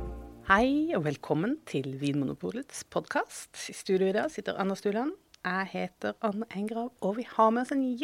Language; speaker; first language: Norwegian; native; Norwegian